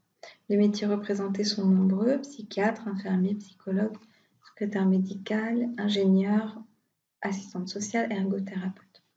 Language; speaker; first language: French; native; French